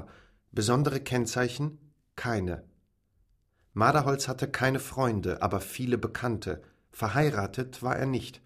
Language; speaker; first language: German; native; German